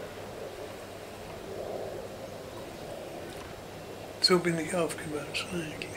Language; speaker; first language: German; native; German